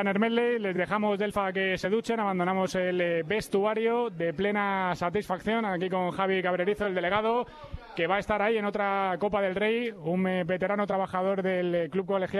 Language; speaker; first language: Spanish; native; Spanish